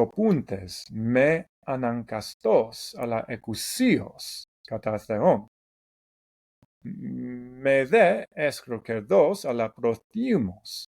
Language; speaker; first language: Greek; non-native, fluent; English